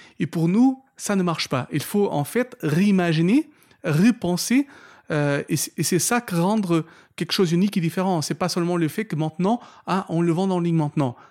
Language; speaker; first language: French; non-native, fluent; Portuguese